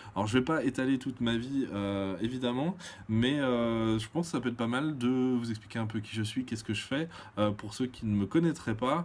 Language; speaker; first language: French; native; French